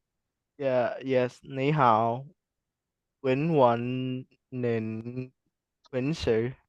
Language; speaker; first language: Chinese; non-native, learner; English